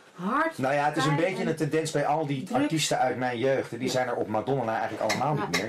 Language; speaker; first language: Dutch; native; Dutch